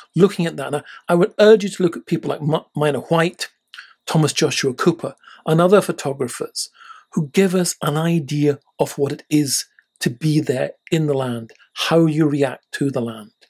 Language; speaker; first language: English; native; English